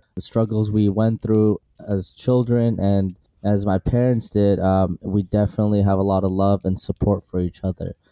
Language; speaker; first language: English; early bilingual, other home language; Assyrian Neo-Aramaic